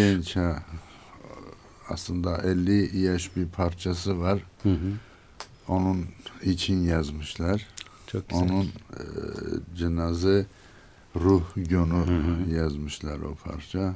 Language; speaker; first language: Turkish; non-native, learner; Armenian